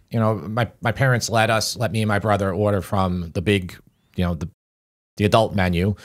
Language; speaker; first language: English; native; English